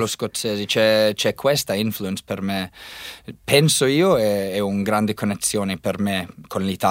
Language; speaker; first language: Italian; non-native, learner; English